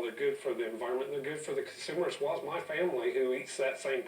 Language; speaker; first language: English; native; English